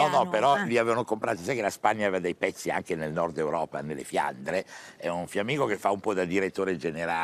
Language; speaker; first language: Italian; native; Italian